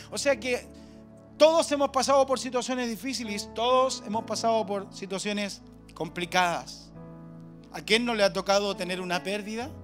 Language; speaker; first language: Spanish; native; Spanish